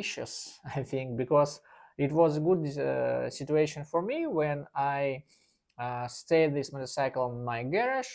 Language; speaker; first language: English; non-native, learner; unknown